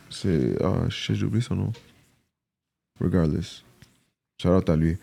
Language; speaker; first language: French; native; French